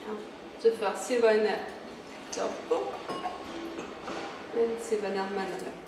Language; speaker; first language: English; non-native, learner; French